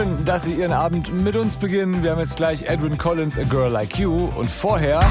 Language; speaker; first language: German; native; German